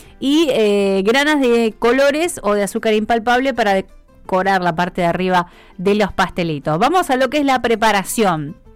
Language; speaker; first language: Spanish; native; Spanish